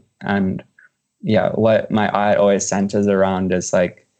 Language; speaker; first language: English; native; English